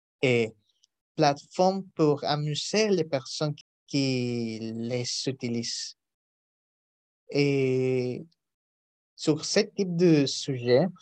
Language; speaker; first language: French; non-native, learner; Spanish